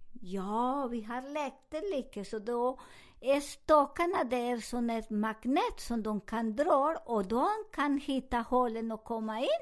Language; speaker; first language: Swedish; non-native, learner; Spanish